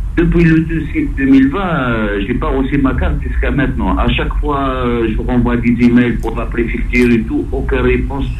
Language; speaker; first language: French; non-native, local second language; Arabic